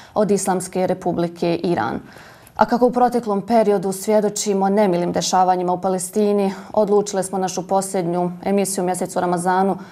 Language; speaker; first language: Bosnian; native; Bosnian